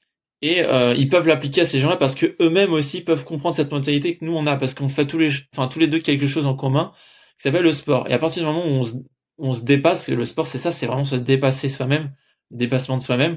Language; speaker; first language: French; native; French